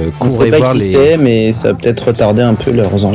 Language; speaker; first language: French; native; French